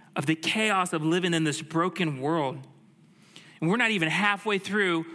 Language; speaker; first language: English; native; English